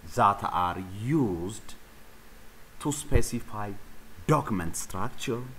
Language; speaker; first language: English; non-native, local second language; Amharic